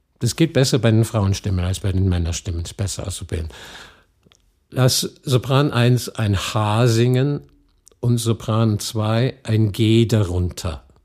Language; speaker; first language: German; non-native, fluent; English